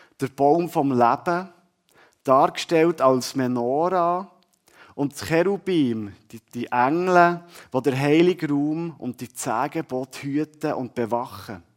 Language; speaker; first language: German; native; German